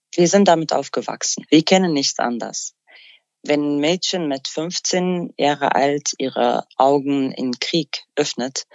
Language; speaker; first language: German; non-native, fluent; Arabic